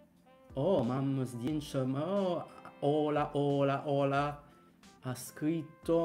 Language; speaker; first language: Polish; non-native, fluent; Italian